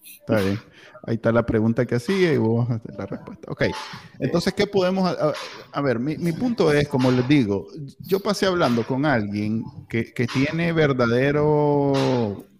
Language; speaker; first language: Spanish; native; Spanish